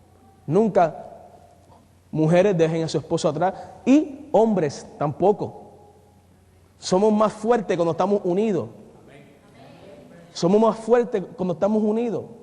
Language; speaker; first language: Spanish; native; Spanish